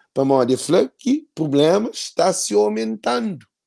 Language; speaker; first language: Portuguese; non-native, local second language; Kabuverdianu